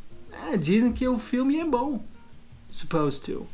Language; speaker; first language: Portuguese; non-native, fluent; English